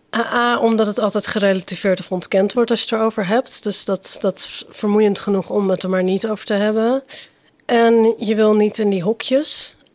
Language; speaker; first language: Dutch; early bilingual, other home language; Persian